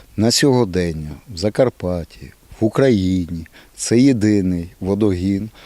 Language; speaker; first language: Ukrainian; native; Ukrainian